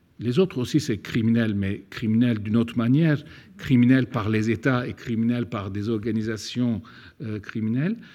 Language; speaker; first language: French; non-native, fluent; Turkish